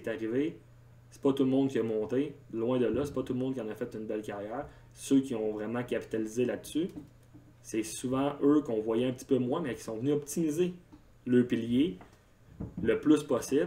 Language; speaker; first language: French; native; French